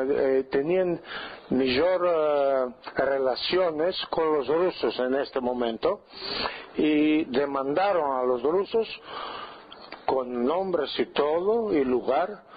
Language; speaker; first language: Spanish; non-native, fluent; Greek